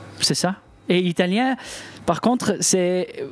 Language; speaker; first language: French; non-native, local second language; Italian